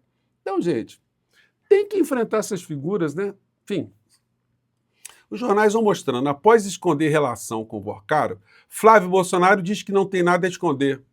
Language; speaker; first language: Portuguese; native; Portuguese